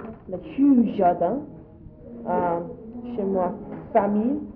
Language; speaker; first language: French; non-native, learner; English